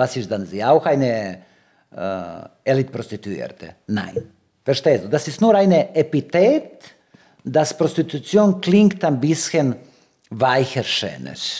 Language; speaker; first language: German; non-native, learner; Serbian